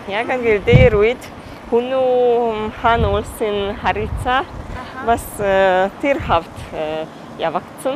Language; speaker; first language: Mongolian; non-native, fluent; Hungarian